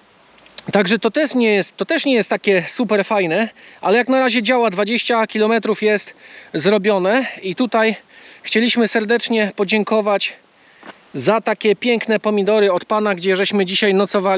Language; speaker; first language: Polish; native; Polish